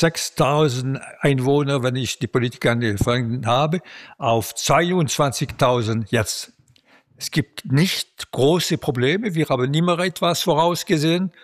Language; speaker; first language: German; non-native, local second language; French